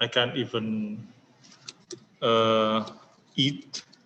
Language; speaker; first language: English; non-native, learner; Indonesian